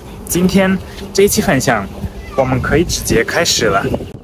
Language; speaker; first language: Chinese; non-native, fluent; German